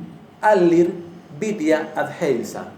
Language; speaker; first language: Icelandic; non-native, learner; Spanish